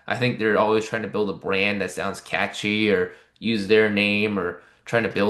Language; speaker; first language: English; native; English